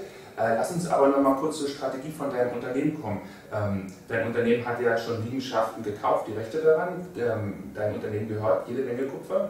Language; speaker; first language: German; native; German